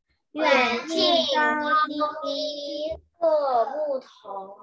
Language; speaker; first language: Chinese; early bilingual, heritage; Chinese